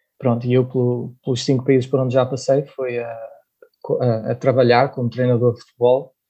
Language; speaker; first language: Portuguese; native; Portuguese